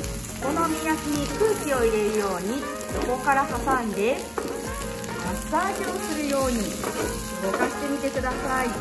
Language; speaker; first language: Japanese; native; Japanese